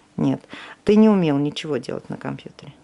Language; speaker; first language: Russian; native; Russian